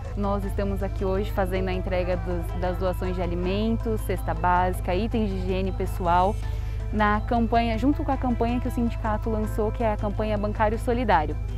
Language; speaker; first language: Portuguese; native; Portuguese